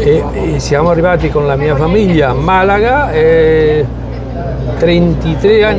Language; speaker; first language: Italian; early bilingual, heritage; Spanish